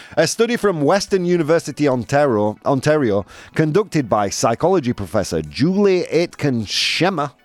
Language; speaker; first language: English; native; English